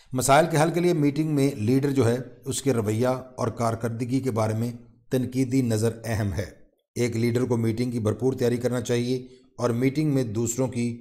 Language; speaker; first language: Urdu; non-native, local second language; Punjabi